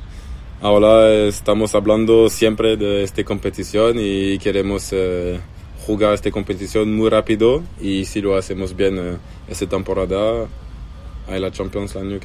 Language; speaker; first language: Spanish; non-native, learner; French